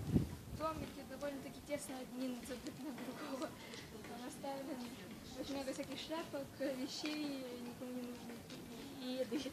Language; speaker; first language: Russian; native; Russian